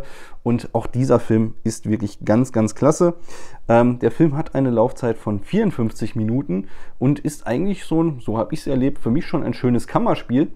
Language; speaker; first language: German; native; German